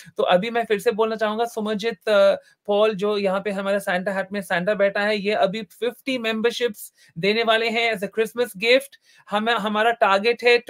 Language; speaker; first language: Hindi; native; Hindi